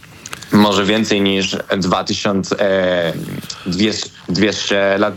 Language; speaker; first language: Polish; non-native, learner; Spanish